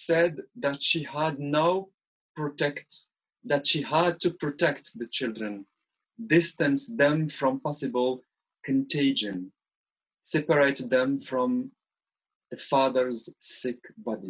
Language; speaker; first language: English; non-native, fluent; Arabic